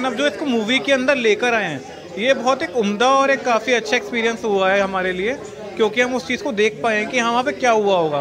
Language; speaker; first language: Hindi; native; Hindi